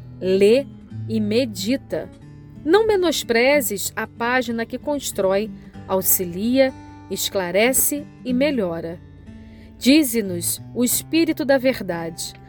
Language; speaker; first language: Portuguese; native; Portuguese